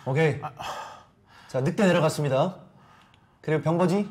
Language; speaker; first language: Korean; native; Korean